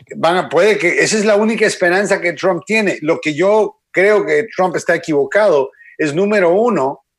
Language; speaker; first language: Spanish; native; Spanish